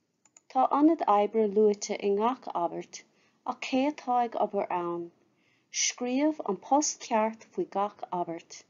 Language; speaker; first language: Irish; non-native, local second language; English